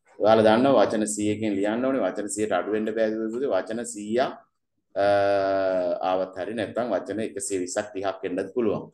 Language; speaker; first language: Sinhala; non-native, local second language; Tamil